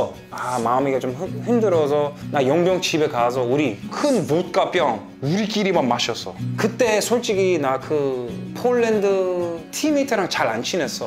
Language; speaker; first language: Korean; non-native, fluent; English